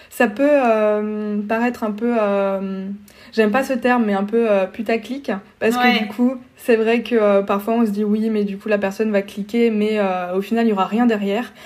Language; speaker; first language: French; native; French